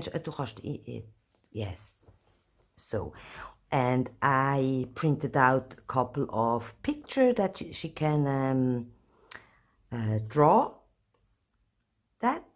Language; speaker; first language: English; non-native, learner; Swiss German